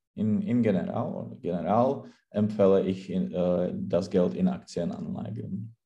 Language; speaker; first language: German; non-native, learner; Czech